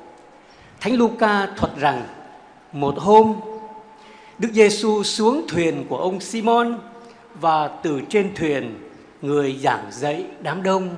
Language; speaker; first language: Vietnamese; native; Vietnamese